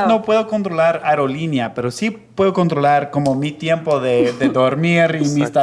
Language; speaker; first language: Spanish; non-native, fluent; English